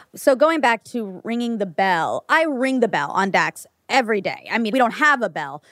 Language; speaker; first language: English; early bilingual, other home language; Hindi